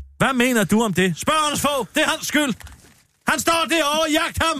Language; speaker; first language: Danish; native; Danish